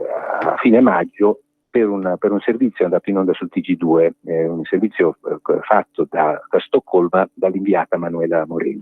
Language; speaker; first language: Italian; native; Italian